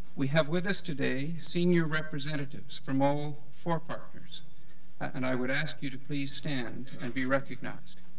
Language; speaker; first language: English; native; English